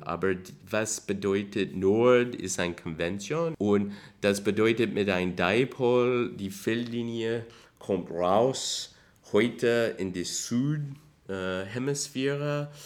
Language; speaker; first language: German; non-native, learner; English